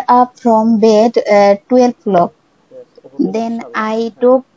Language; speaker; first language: English; non-native, learner; Bangla